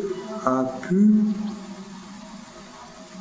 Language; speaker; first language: French; non-native, learner; Russian